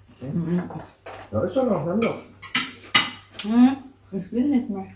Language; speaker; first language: German; native; German